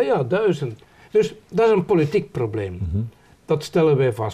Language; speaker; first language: Dutch; native; Dutch